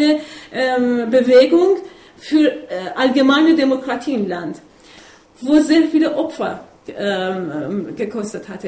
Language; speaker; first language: German; non-native, fluent; Persian